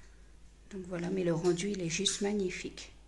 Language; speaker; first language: French; native; French